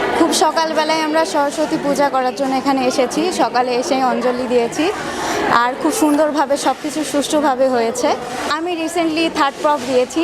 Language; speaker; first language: Bangla; non-native, fluent; Nepali